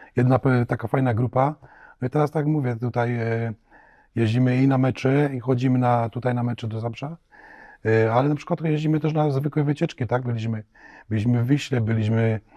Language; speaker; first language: Polish; native; Polish